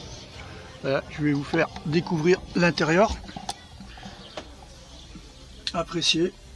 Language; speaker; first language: French; native; French